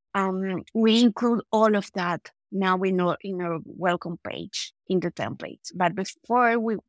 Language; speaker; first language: English; non-native, fluent; Spanish